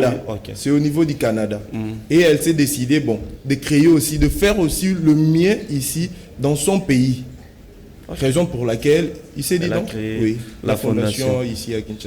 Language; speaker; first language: French; non-native, local second language; Lingala